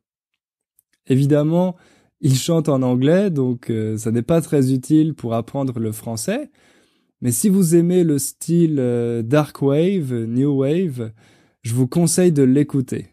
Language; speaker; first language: French; native; French